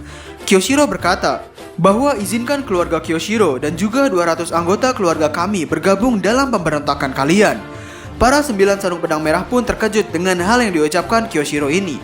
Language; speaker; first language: Indonesian; native; Indonesian